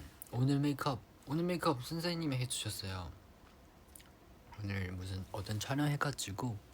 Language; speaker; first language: Korean; non-native, fluent; Chinese